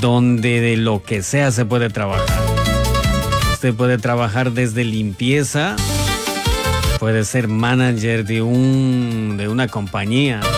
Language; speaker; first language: Spanish; non-native, local second language; Quechua